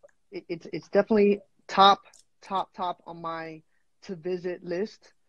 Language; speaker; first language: English; non-native, fluent; Spanish